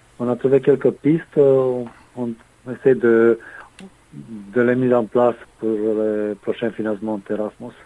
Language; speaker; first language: French; non-native, fluent; Romanian